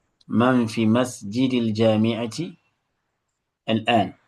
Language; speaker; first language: Arabic; non-native, fluent; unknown